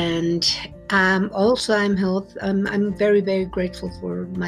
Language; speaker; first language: English; non-native, fluent; Spanish